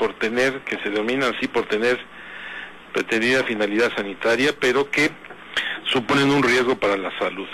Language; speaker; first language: Spanish; native; Spanish